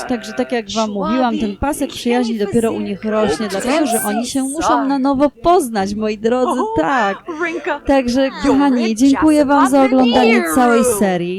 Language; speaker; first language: Polish; native; Polish